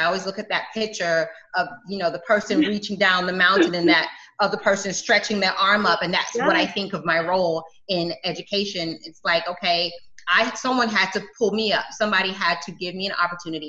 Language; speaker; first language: English; native; English